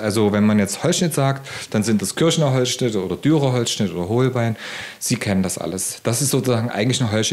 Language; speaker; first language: German; native; German